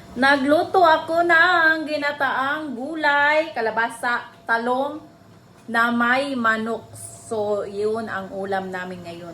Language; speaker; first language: Filipino; non-native, local second language; Cebuano